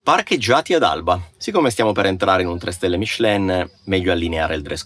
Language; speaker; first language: Italian; native; Italian